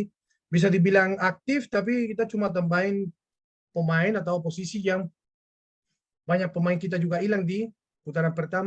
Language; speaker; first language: Indonesian; non-native, fluent; Spanish